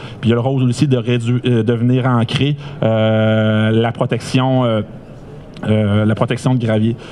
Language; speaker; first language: French; native; French